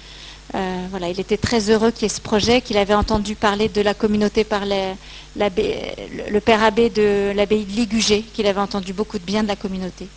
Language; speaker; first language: French; native; French